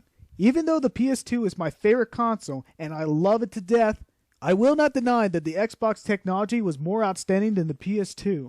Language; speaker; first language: English; non-native, fluent; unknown